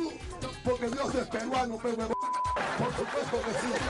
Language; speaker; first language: Spanish; native; Spanish